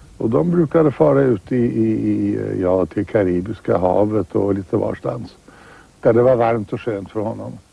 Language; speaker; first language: Swedish; native; Swedish